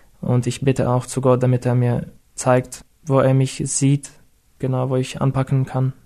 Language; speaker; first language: German; non-native, fluent; Russian